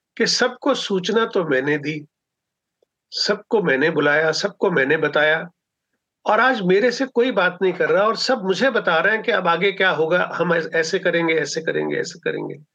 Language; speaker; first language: Hindi; non-native, local second language; Punjabi